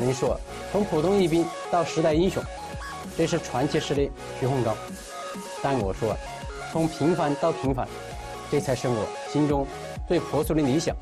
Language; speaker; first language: Chinese; native; Chinese